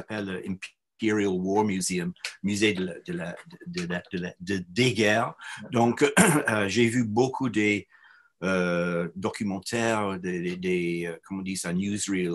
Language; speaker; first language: French; non-native, fluent; English